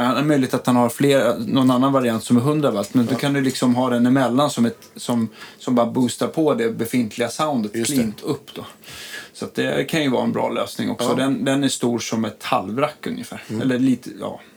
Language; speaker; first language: Swedish; native; Swedish